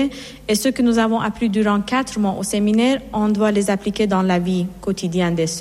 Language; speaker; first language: French; non-native, fluent; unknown